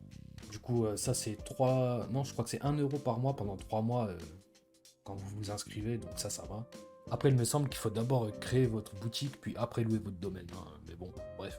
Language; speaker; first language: French; native; French